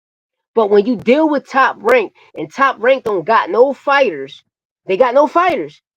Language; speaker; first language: English; native; English